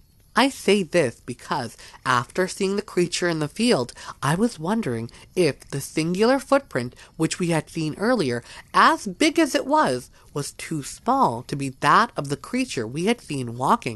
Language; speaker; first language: English; native; English